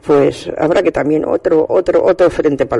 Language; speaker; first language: Spanish; native; Spanish